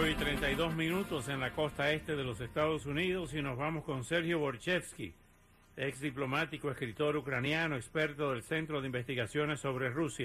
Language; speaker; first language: Spanish; native; Spanish